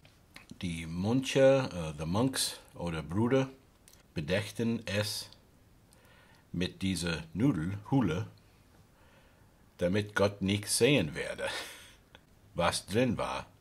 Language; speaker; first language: German; non-native, learner; English